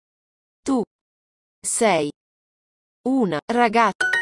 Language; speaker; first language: Italian; non-native, learner; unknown